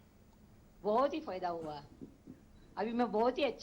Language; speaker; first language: Hindi; non-native, local second language; Tamil